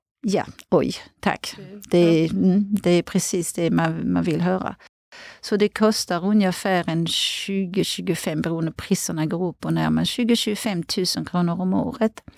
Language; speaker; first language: Swedish; non-native, fluent; French